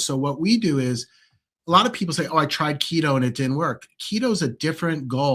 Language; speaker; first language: English; native; English